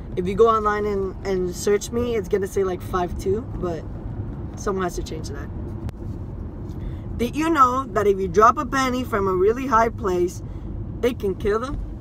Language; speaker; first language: English; early bilingual, other home language; Spanish